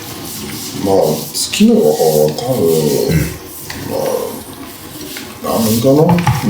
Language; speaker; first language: Japanese; non-native, fluent; English